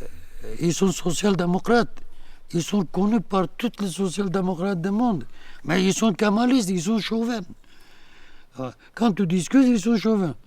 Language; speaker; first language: French; non-native, learner; Kurdish